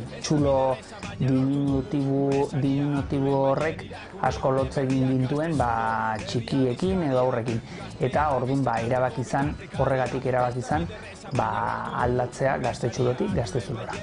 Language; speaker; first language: Basque; native; Basque